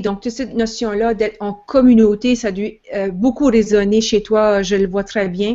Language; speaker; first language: French; native; French